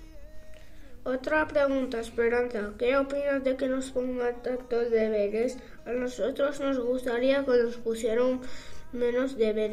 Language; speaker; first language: Spanish; early bilingual, other home language; Arabic